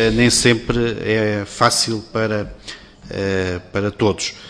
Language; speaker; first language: Portuguese; native; Portuguese